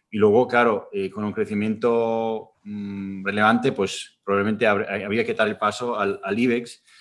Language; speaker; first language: Spanish; non-native, fluent; German